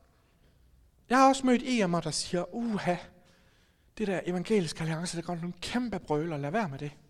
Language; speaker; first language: Danish; native; Danish